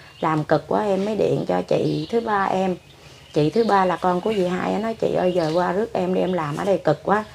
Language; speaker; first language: Vietnamese; non-native, local second language; Khmer